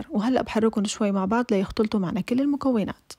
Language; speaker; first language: Arabic; native; Arabic